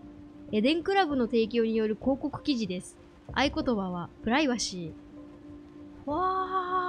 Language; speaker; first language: Japanese; native; Japanese